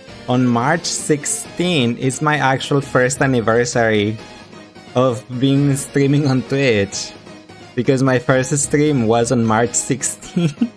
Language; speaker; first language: English; non-native, fluent; Spanish